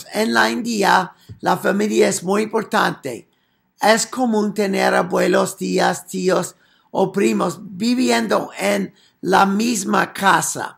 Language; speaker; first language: Spanish; non-native, fluent; English